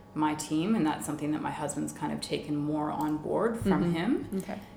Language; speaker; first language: English; native; English